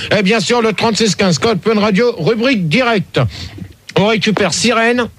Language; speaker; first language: French; native; French